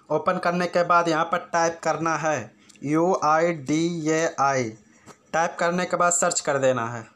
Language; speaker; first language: Hindi; native; Hindi